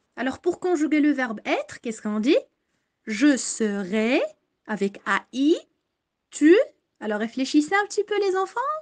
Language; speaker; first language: French; non-native, local second language; Arabic